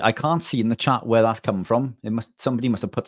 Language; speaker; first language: English; native; English